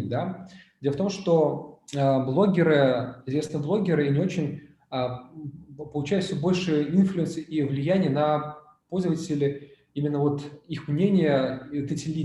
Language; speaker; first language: Russian; native; Russian